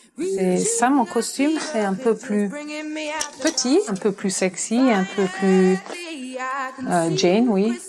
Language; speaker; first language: French; non-native, fluent; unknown